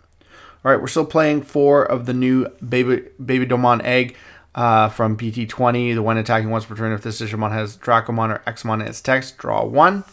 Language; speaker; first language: English; native; English